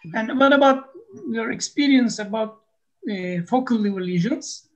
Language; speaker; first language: English; non-native, fluent; Turkish